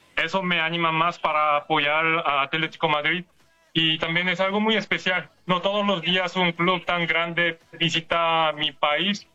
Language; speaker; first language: Spanish; non-native, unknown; Korean